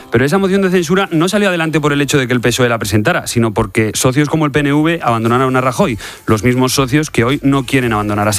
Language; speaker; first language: Spanish; native; Spanish